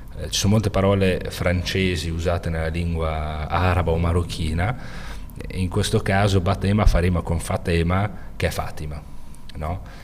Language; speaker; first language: Italian; native; Italian